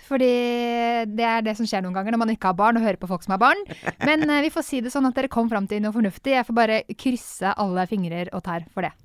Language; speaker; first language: Norwegian; native; Norwegian